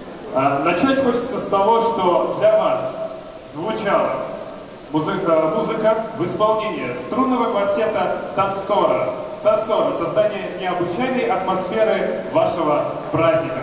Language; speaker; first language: Russian; native; Russian